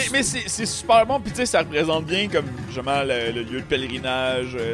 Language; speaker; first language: French; native; French